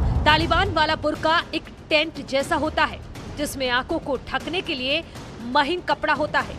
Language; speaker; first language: Hindi; native; Hindi